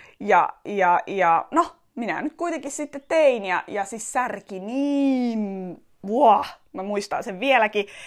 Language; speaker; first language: Finnish; early bilingual, other home language; Estonian